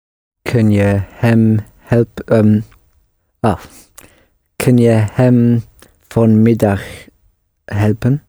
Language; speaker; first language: Dutch; non-native, learner; English